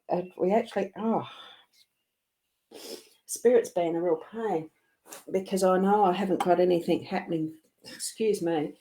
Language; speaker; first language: English; native; English